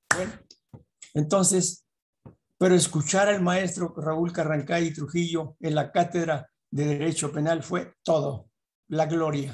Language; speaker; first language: Spanish; native; Spanish